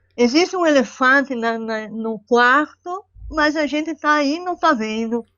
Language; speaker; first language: Portuguese; non-native, fluent; Italian